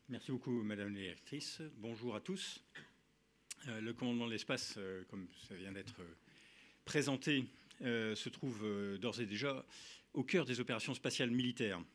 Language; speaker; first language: French; native; French